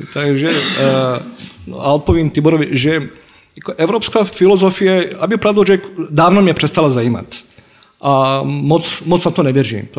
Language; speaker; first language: Czech; non-native, fluent; Bosnian